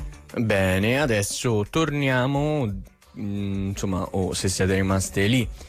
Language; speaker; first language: Italian; native; Italian